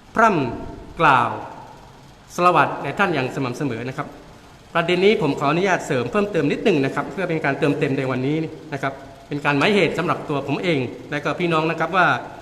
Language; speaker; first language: Thai; non-native, local second language; Malay